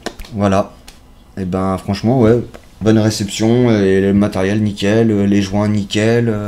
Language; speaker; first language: French; native; French